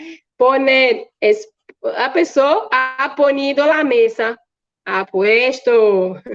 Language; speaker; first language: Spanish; non-native, fluent; Portuguese